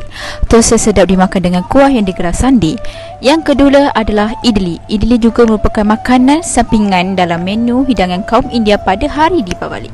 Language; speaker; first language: Malay; native; Malay